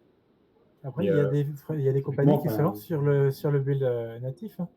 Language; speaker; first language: French; native; French